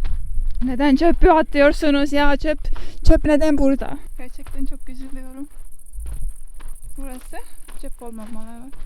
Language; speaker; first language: Turkish; non-native, learner; Estonian